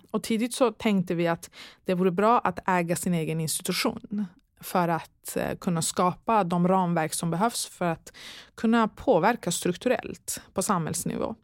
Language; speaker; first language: Swedish; early bilingual, other home language; Persian